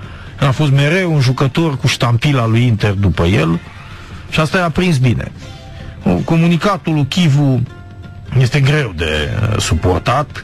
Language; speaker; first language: Romanian; native; Romanian